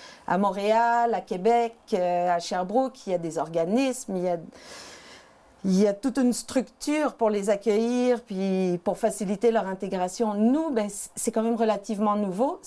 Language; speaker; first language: French; native; French